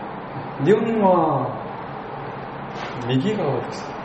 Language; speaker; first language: Japanese; non-native, learner; Korean